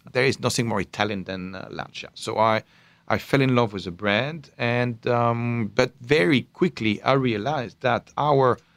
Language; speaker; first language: English; non-native, fluent; French